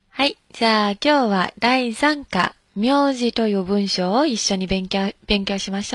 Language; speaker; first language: Japanese; non-native, fluent; Chinese